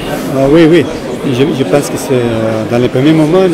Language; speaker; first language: French; non-native, fluent; Spanish